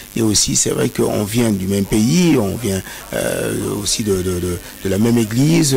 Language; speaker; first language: French; non-native, local second language; Kongo